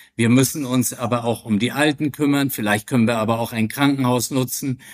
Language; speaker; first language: German; native; German